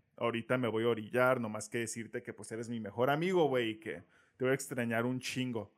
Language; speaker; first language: Spanish; native; Spanish